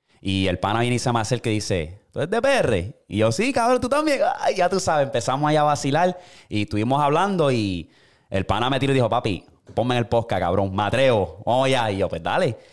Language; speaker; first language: Spanish; native; Spanish